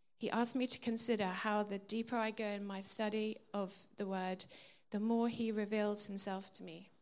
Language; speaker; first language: English; native; English